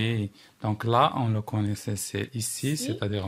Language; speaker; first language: French; non-native, local second language; Arabic